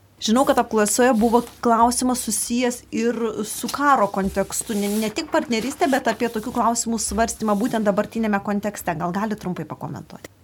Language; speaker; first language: Lithuanian; native; Lithuanian